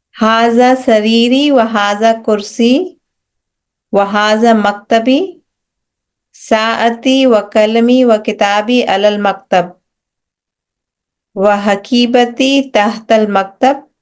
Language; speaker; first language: Arabic; non-native, learner; Urdu